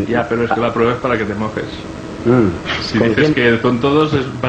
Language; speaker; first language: Spanish; native; Spanish